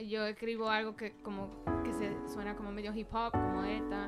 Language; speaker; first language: Spanish; early bilingual, heritage; Spanish